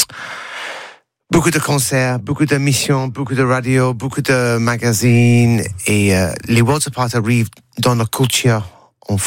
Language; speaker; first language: French; non-native, learner; English